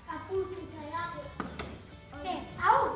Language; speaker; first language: Basque; non-native, local second language; Spanish